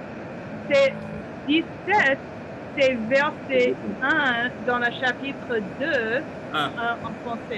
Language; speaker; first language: French; non-native, fluent; English